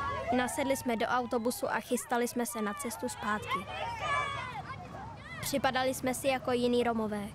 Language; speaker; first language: Czech; native; Czech